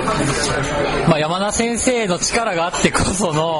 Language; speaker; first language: Japanese; native; Japanese